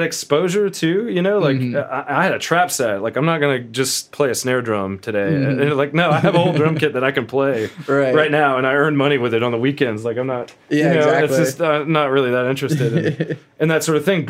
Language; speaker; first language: English; native; English